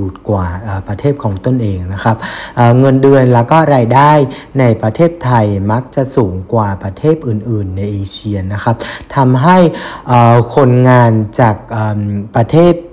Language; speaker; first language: Thai; non-native, fluent; Vietnamese